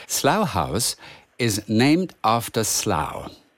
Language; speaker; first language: English; non-native, fluent; German